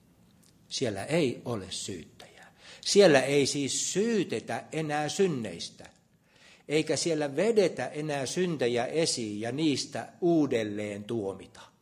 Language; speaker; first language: Finnish; native; Finnish